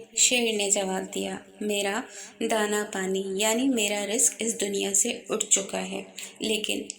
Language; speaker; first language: Urdu; native; Urdu